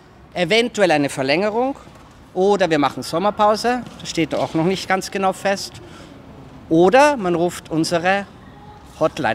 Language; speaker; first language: German; native; German